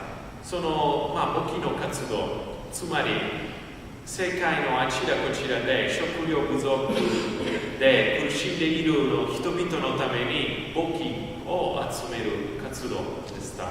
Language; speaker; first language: Japanese; non-native, fluent; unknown